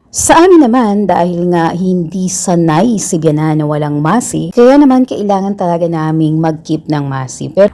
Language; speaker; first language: Filipino; native; Filipino